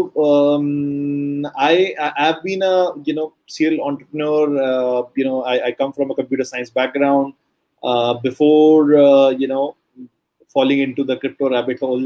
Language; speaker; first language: English; non-native, local second language; Hindi